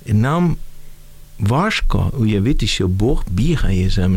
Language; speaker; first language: Ukrainian; non-native, fluent; Dutch